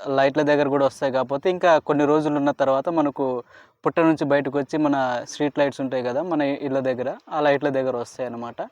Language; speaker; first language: Telugu; non-native, local second language; Koya